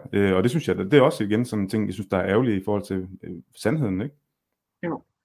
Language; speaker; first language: Danish; early bilingual, other home language; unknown